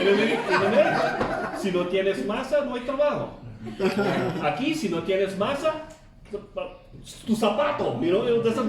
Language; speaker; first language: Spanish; early bilingual, heritage; Filipino